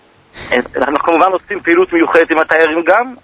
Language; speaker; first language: Hebrew; early bilingual, heritage; Hebrew